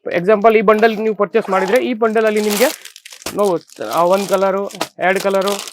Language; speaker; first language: Kannada; non-native, fluent; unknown